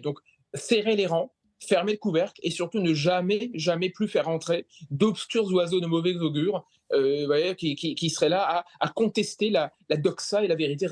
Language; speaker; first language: French; native; French